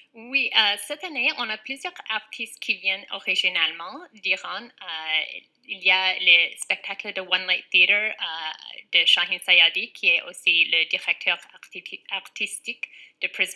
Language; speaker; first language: French; non-native, fluent; English